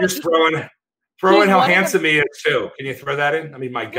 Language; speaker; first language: English; native; English